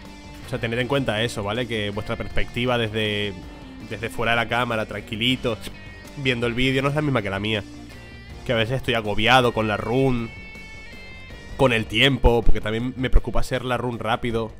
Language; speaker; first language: Spanish; native; Spanish